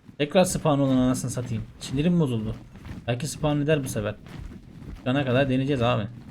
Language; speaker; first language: Turkish; native; Turkish